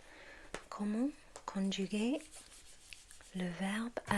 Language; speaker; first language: French; non-native, learner; English